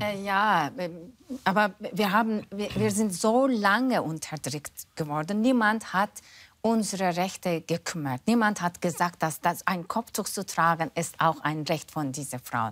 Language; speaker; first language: German; non-native, fluent; Turkish